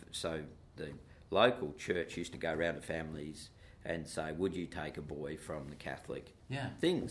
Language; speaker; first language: English; native; English